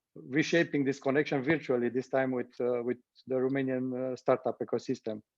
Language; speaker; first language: English; non-native, fluent; Romanian